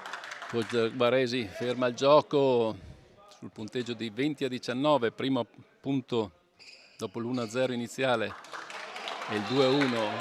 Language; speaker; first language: Italian; native; Italian